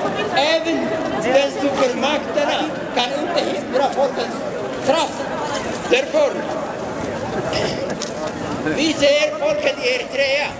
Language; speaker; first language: Swedish; non-native, learner; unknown